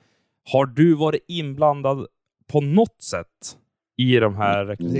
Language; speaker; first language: Swedish; native; Swedish